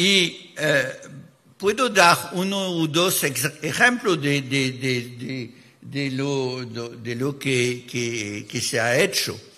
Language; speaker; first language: Spanish; non-native, fluent; French